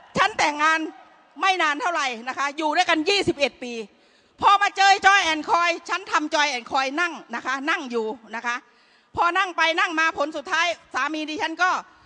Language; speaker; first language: Thai; native; Thai